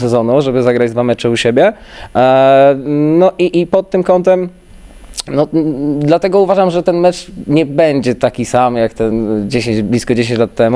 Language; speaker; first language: Polish; native; Polish